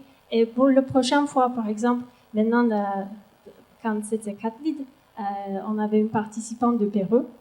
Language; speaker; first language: French; non-native, learner; Turkish